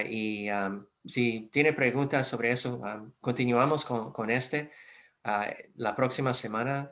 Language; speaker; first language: Spanish; non-native, fluent; English